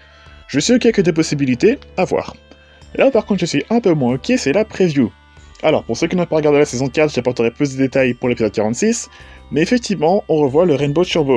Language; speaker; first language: French; native; French